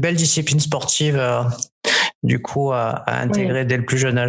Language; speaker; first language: French; native; French